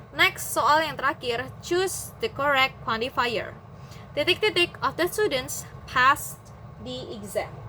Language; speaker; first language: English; non-native, fluent; Indonesian